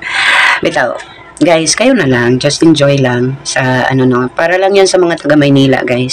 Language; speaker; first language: Filipino; native; Filipino